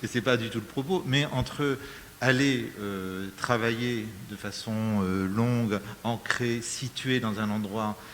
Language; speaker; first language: French; native; French